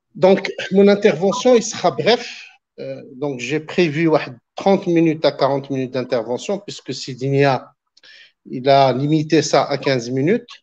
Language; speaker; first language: French; non-native, local second language; Arabic